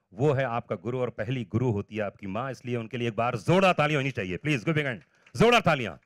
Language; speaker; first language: Hindi; native; Hindi